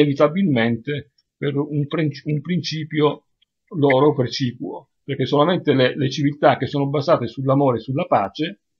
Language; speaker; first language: Italian; native; Italian